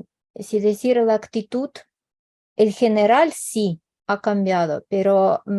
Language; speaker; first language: Spanish; non-native, fluent; Ukrainian